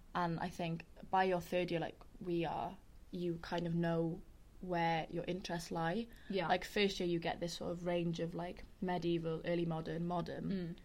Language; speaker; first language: English; native; English